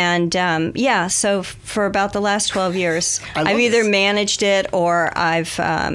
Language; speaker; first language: English; native; English